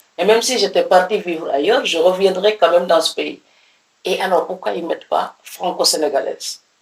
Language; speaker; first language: French; non-native, local second language; Serer